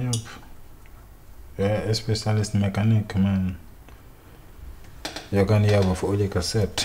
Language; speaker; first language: Swedish; non-native, learner; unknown